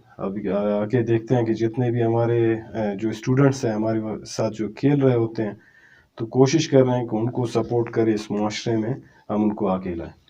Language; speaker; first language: Urdu; non-native, local second language; Brahui